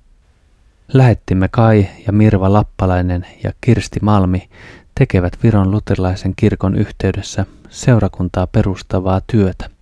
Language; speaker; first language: Finnish; native; Finnish